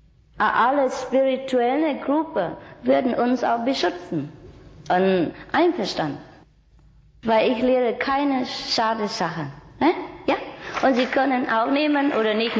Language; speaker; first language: German; non-native, learner; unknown